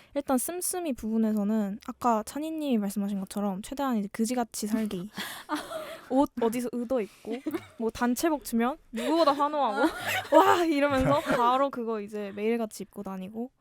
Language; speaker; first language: Korean; native; Korean